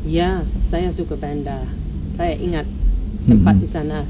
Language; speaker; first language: Indonesian; non-native, learner; English